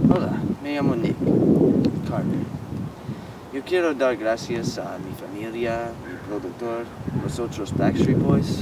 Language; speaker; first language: Spanish; non-native, learner; English